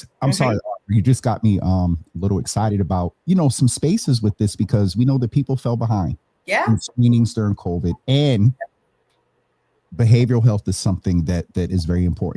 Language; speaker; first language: English; native; English